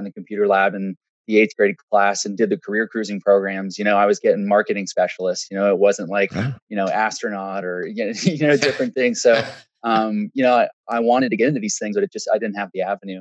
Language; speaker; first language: English; native; English